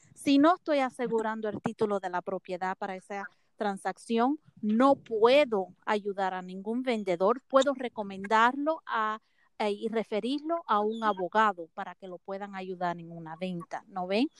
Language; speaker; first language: Spanish; early bilingual, heritage; Spanish